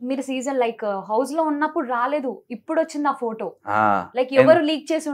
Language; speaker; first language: Telugu; native; Telugu